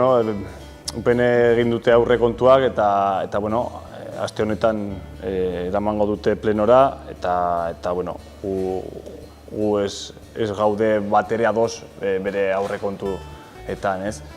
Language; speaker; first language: Basque; non-native, local second language; Spanish